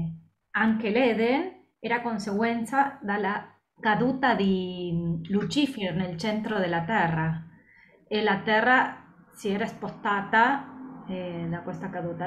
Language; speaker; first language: Italian; non-native, fluent; Spanish